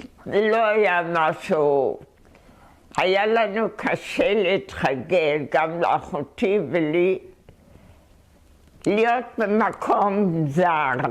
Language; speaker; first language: Hebrew; non-native, fluent; German